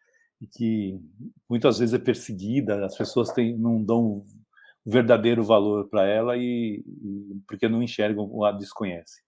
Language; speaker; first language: Portuguese; native; Portuguese